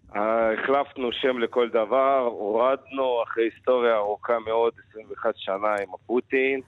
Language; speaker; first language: Hebrew; non-native, fluent; Russian